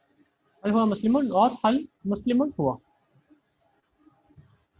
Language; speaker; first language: Arabic; non-native, fluent; Hindi